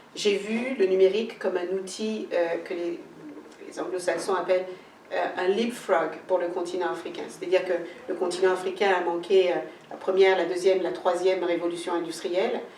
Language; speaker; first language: French; early bilingual, other home language; Kabuverdianu